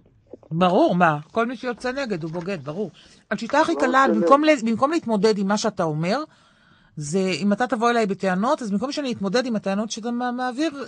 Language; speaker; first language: Hebrew; native; Hebrew